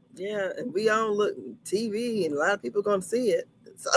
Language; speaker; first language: English; native; English